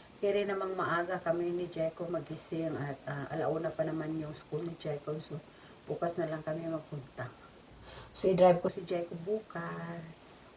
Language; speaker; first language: Filipino; non-native, local second language; Cebuano